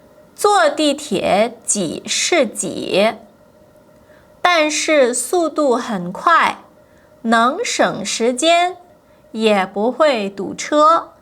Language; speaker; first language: Chinese; non-native, fluent; Portuguese